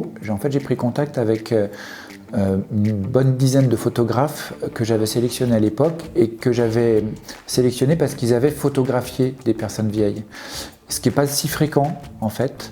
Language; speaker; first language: French; native; French